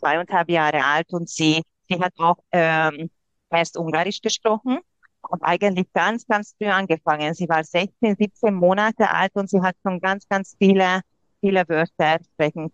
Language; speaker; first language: German; non-native, local second language; Hungarian